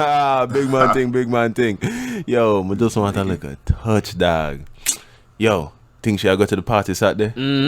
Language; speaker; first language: English; native; English